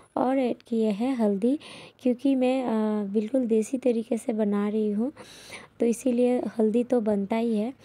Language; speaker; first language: Hindi; non-native, local second language; Bangla